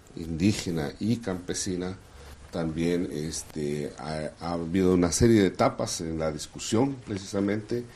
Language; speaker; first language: Spanish; non-native, local second language; Kʼicheʼ